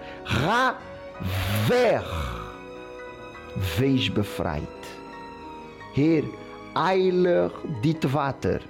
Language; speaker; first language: Dutch; non-native, fluent; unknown